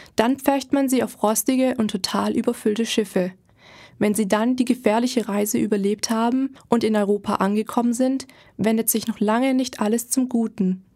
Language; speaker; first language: German; native; German